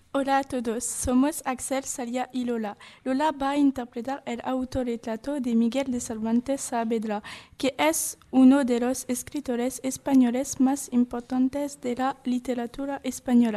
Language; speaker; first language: Spanish; non-native, learner; French